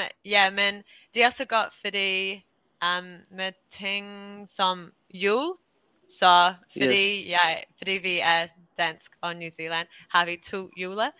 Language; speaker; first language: Danish; early bilingual, heritage; English